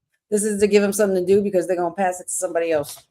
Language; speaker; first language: English; native; English